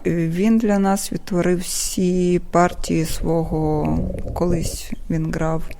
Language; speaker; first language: Ukrainian; native; Ukrainian